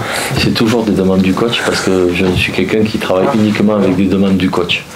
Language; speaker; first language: French; native; French